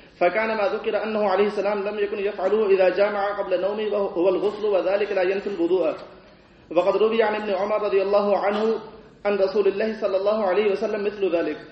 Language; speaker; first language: Arabic; non-native, fluent; Urdu